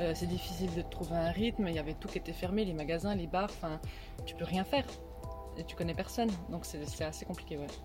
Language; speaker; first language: French; native; French